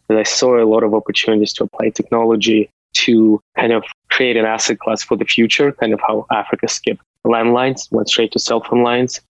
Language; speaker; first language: English; non-native, fluent; Russian